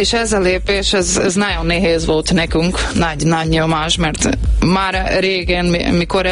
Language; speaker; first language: Hungarian; non-native, learner; Portuguese